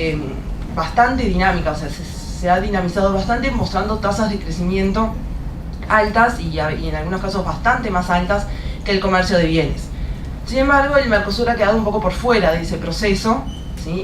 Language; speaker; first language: Spanish; native; Spanish